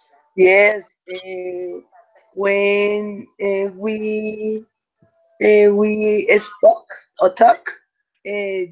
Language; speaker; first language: English; non-native, learner; Spanish